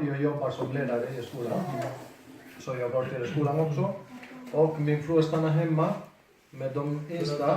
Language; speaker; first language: Swedish; non-native, fluent; Spanish